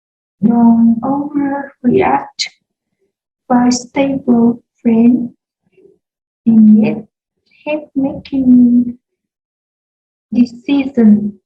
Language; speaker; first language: English; non-native, learner; Vietnamese